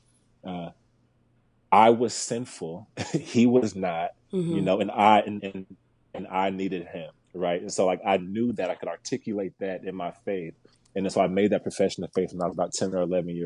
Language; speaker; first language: English; native; English